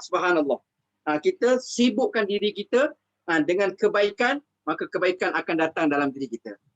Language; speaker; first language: Malay; native; Malay